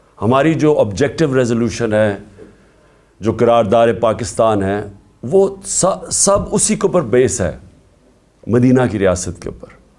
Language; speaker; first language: Urdu; native; Urdu